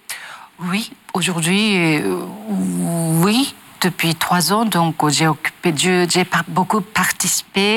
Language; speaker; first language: French; non-native, learner; Japanese